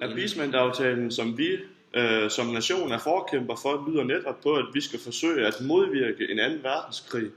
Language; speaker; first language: Danish; native; Danish